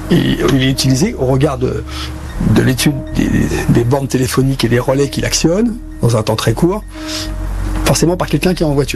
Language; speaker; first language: French; native; French